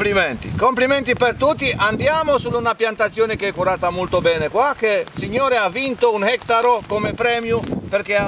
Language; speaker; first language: Italian; non-native, fluent; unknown